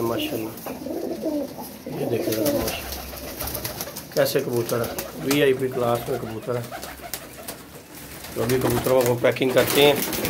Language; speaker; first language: Hindi; non-native, local second language; Punjabi